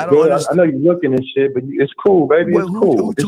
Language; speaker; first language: English; native; English